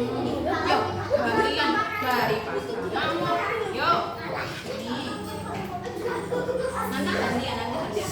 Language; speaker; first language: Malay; non-native, local second language; Javanese